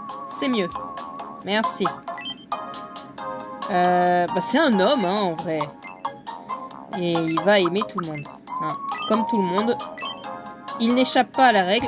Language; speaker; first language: French; native; French